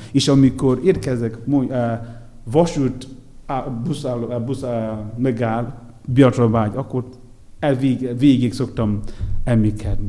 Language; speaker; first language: Hungarian; non-native, fluent; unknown